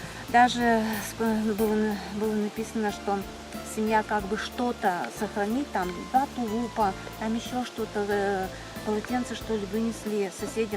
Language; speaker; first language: Russian; native; Russian